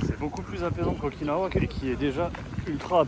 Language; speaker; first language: French; native; French